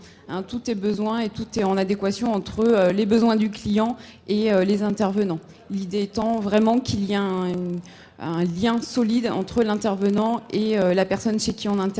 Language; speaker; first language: French; native; French